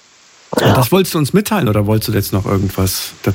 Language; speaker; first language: German; native; German